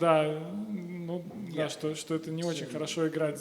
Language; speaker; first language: Russian; native; Russian